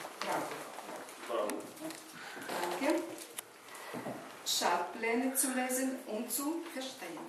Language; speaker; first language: German; non-native, learner; Ukrainian